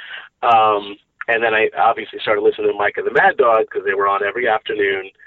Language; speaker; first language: English; native; English